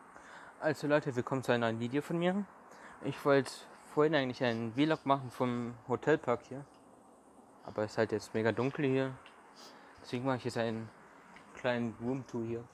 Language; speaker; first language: German; native; German